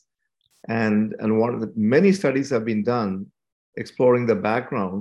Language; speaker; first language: English; non-native, local second language; Tamil